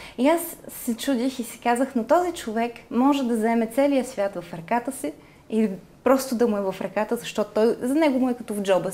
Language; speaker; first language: Bulgarian; early bilingual, heritage; Bulgarian